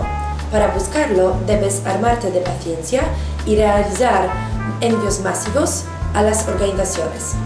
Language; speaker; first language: Spanish; non-native, fluent; Polish